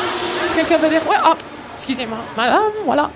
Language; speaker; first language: French; non-native, fluent; English